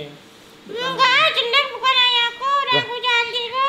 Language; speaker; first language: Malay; non-native, local second language; Javanese